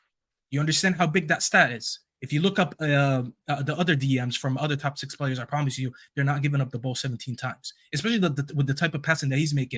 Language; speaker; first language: English; native; English